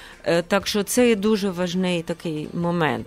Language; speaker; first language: Ukrainian; early bilingual, heritage; Ukrainian